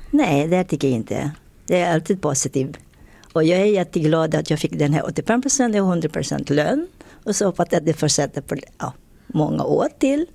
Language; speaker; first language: Swedish; non-native, learner; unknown